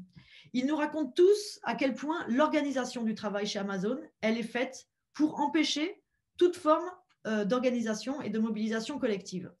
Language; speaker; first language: French; native; French